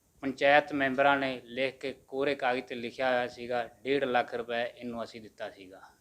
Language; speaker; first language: Punjabi; native; Punjabi